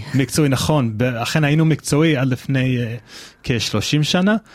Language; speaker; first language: Hebrew; non-native, fluent; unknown